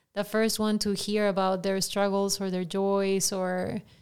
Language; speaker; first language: English; non-native, fluent; Spanish